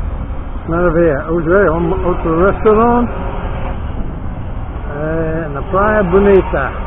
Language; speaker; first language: Portuguese; non-native, learner; English